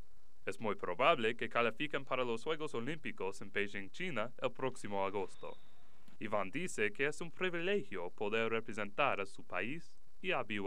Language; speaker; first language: Spanish; non-native, fluent; English